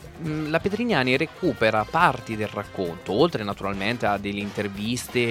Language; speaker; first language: Italian; native; Italian